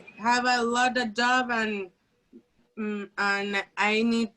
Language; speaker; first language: English; non-native, learner; Spanish